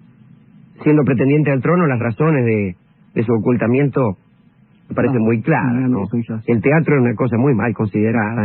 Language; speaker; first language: Spanish; native; Spanish